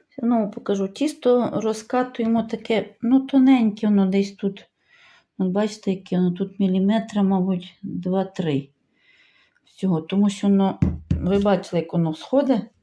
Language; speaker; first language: Ukrainian; non-native, local second language; Russian